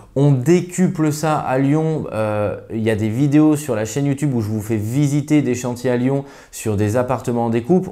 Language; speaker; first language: French; native; French